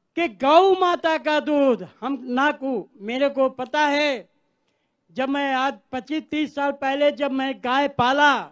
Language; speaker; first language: Hindi; non-native, local second language; Telugu